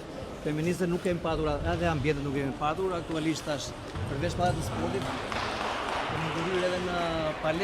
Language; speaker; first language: Albanian; native; Albanian